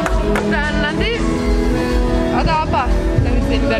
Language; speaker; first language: Indonesian; non-native, learner; Romanian